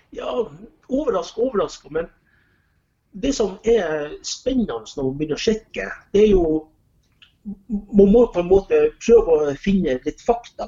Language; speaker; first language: Norwegian; native; Norwegian